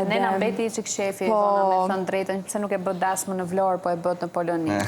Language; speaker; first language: Albanian; native; Albanian